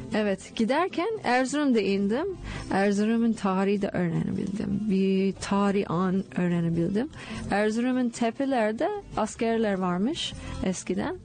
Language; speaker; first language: Turkish; non-native, fluent; English